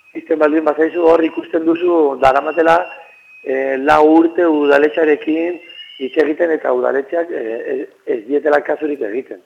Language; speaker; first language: Basque; non-native, local second language; Spanish